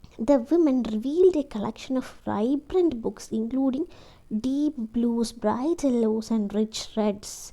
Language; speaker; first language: English; non-native, local second language; Malayalam